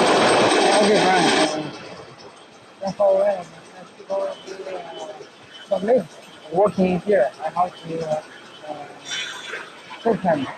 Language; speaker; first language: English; non-native, learner; Chinese